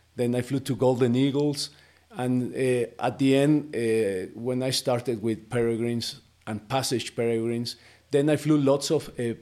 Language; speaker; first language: English; non-native, fluent; Spanish